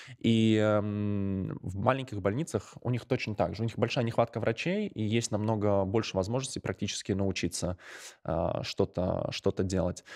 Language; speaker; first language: Russian; non-native, local second language; Latvian